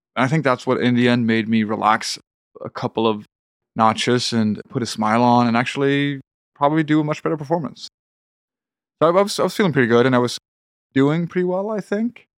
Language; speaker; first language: English; non-native, fluent; Swedish